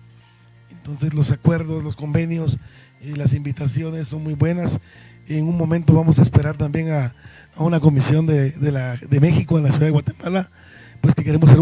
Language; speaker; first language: Spanish; native; Spanish